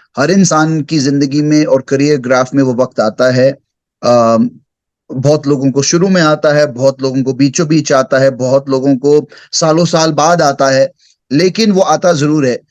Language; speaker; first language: Hindi; early bilingual, heritage; Hindi